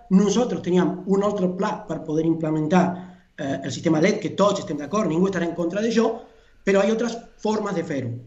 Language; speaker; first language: Catalan; non-native, fluent; Spanish